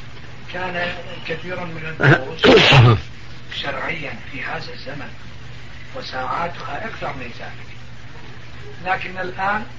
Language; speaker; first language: Arabic; non-native, fluent; Turkish